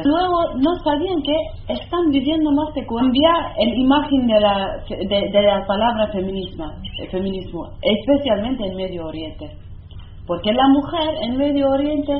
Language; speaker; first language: Spanish; non-native, learner; Kurdish